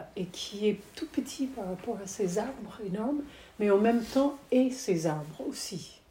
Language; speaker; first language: French; native; French